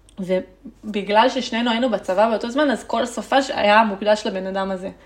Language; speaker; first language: Hebrew; early bilingual, other home language; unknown